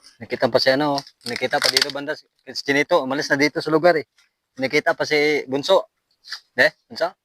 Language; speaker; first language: Filipino; native; Filipino